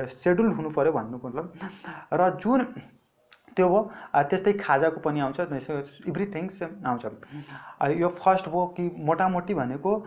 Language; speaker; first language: Nepali; non-native, local second language; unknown